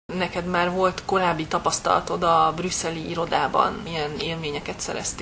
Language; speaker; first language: Hungarian; native; Hungarian